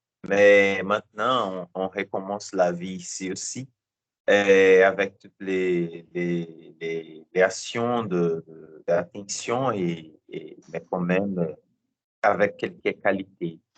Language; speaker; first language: French; non-native, learner; Portuguese